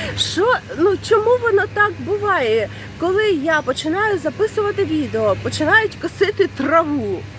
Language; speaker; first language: Ukrainian; non-native, local second language; Russian